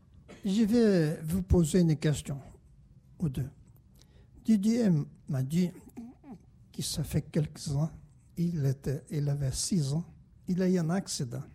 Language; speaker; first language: French; non-native, fluent; Portuguese